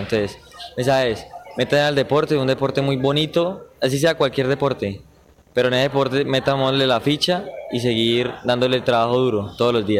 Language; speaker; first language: Spanish; native; Spanish